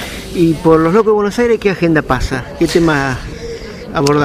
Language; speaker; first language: Spanish; native; Spanish